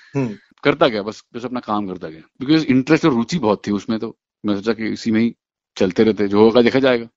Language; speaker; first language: Hindi; non-native, local second language; Gujarati